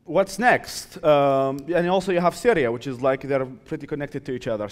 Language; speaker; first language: English; non-native, fluent; Arabic